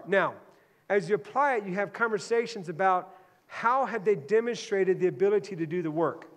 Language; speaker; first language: English; native; English